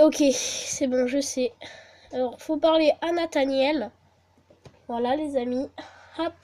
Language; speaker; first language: French; native; French